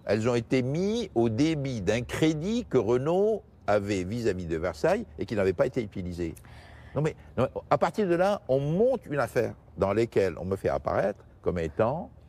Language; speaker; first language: French; non-native, local second language; Portuguese